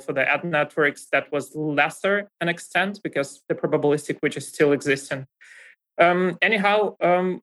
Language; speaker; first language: English; non-native, fluent; Russian